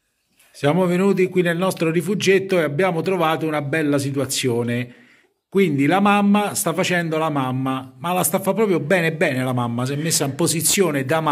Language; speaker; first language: Italian; native; Italian